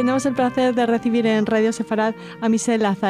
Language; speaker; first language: Spanish; native; Spanish